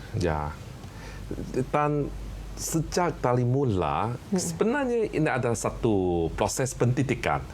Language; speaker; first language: Malay; non-native, local second language; Chinese